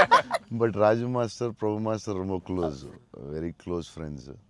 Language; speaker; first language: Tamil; non-native, local second language; Telugu